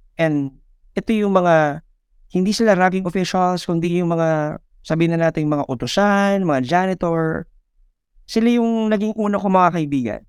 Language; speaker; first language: Filipino; native; Filipino